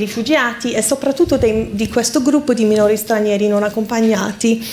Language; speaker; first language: Italian; non-native, fluent; English